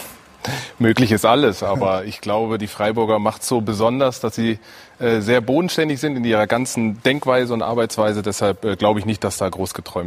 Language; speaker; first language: German; native; German